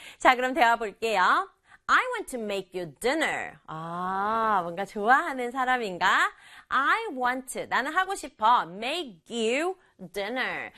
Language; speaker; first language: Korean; native; Korean